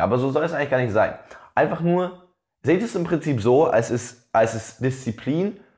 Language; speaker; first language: German; native; German